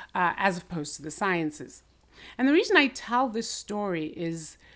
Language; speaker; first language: English; non-native, local second language; Shona